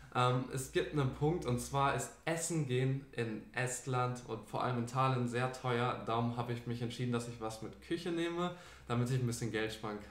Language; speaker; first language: German; native; German